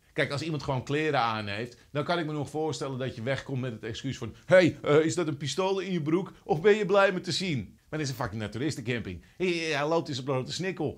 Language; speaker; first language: Dutch; native; Dutch